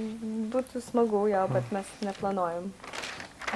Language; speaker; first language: Lithuanian; non-native, learner; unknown